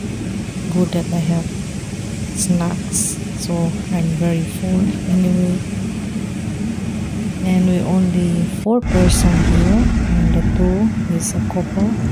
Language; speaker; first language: English; non-native, local second language; Filipino